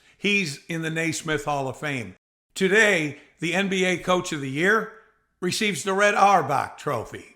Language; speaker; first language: English; native; English